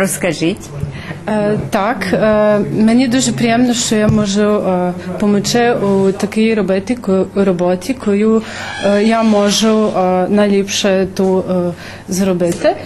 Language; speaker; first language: Ukrainian; early bilingual, heritage; Ukrainian